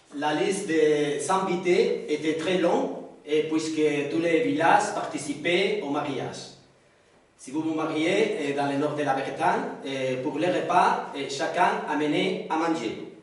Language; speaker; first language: French; non-native, learner; Spanish